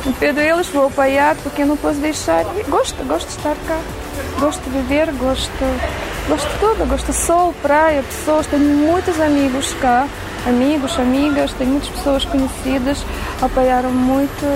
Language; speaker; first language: Portuguese; non-native, fluent; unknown